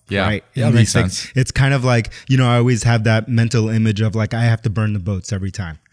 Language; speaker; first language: English; native; English